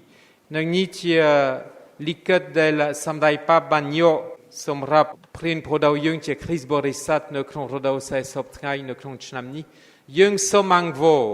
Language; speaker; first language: Khmer; non-native, fluent; French